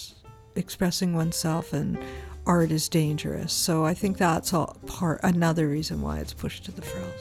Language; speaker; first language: English; native; English